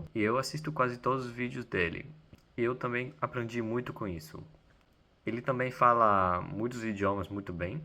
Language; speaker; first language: Portuguese; non-native, fluent; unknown